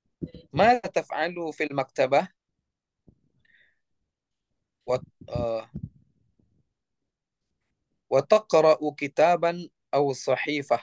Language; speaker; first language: Arabic; non-native, learner; Indonesian